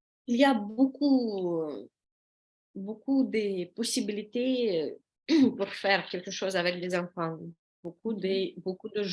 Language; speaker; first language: French; non-native, learner; Russian